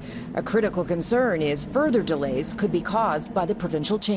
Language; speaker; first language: English; native; English